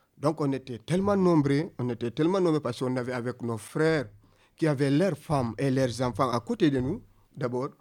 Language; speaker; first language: French; non-native, local second language; Fula